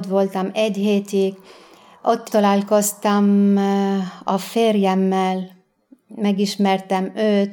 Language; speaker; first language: Hungarian; non-native, fluent; Arabic